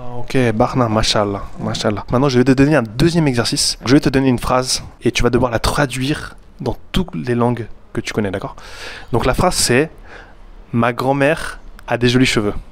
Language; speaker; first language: French; native; French